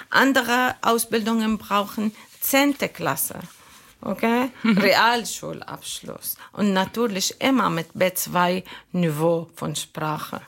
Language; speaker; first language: German; non-native, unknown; Arabic